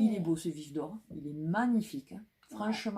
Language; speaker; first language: French; native; French